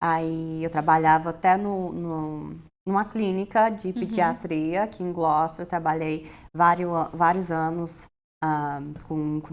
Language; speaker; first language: Portuguese; early bilingual, heritage; Portuguese